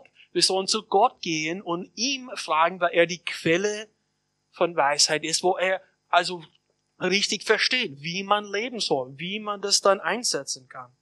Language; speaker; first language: German; non-native, fluent; English